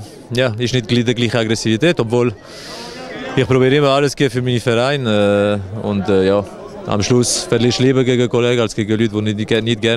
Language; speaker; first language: German; non-native, local second language; French